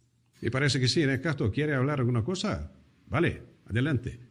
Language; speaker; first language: Spanish; non-native, fluent; Portuguese